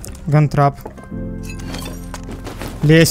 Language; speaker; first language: Russian; native; Russian